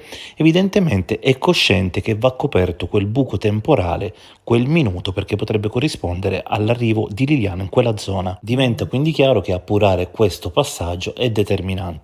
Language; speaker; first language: Italian; native; Italian